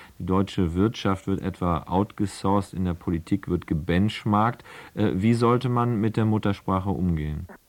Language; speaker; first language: German; native; German